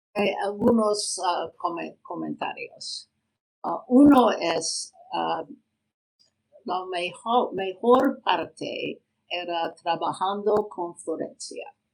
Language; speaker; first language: Spanish; non-native, learner; English